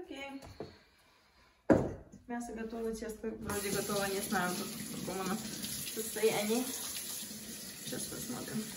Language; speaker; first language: Russian; early bilingual, heritage; Russian